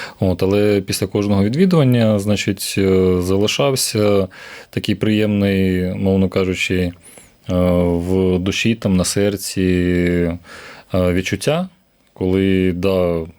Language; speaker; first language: Ukrainian; native; Ukrainian